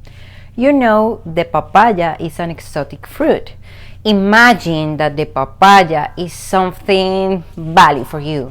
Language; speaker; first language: English; non-native, fluent; Spanish